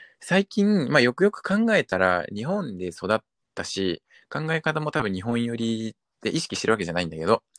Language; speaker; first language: Japanese; early bilingual, other home language; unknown